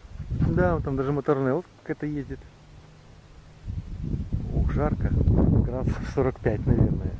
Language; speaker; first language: Russian; native; Russian